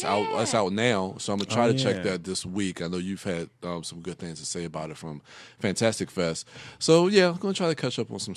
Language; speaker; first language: English; native; English